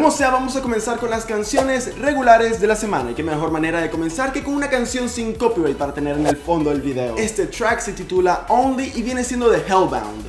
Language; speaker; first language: Spanish; native; Spanish